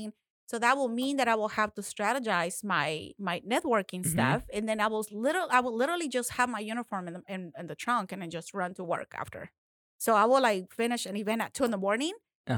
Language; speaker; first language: English; non-native, fluent; Spanish